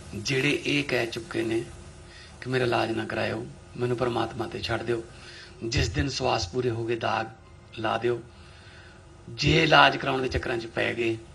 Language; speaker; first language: Punjabi; native; Punjabi